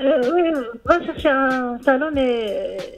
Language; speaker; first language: French; non-native, learner; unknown